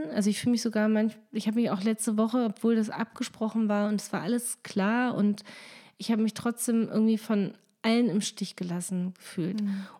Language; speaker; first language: German; native; German